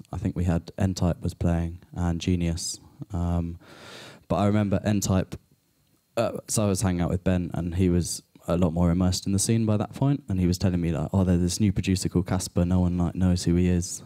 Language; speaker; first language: English; native; English